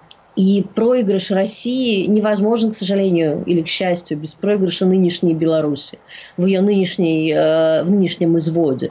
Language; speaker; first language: Russian; native; Russian